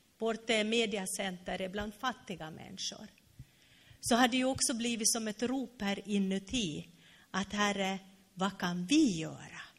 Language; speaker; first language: Swedish; native; Swedish